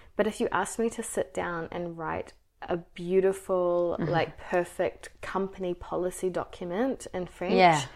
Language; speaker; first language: English; native; English